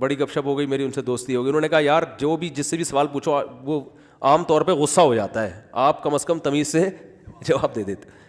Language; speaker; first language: Urdu; native; Urdu